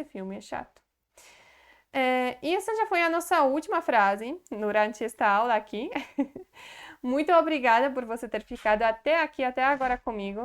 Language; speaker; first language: Portuguese; non-native, fluent; Polish